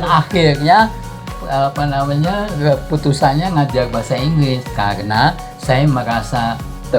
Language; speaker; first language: Indonesian; non-native, local second language; Dutch